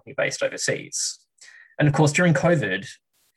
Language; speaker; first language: English; native; English